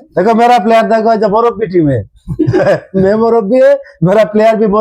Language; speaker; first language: Hindi; non-native, learner; Bangla